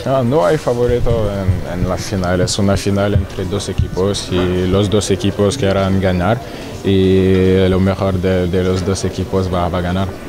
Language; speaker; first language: Spanish; non-native, fluent; French